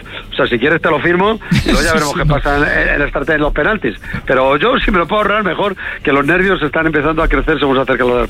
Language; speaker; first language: Spanish; native; Spanish